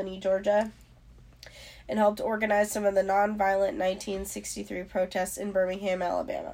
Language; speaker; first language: English; native; English